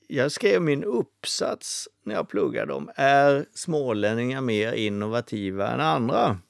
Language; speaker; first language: Swedish; native; Swedish